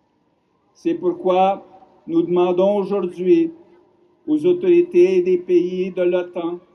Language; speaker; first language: French; non-native, local second language; Ukrainian